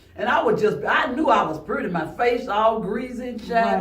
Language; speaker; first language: English; native; English